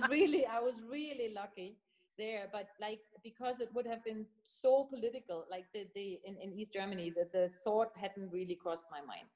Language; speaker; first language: English; non-native, fluent; German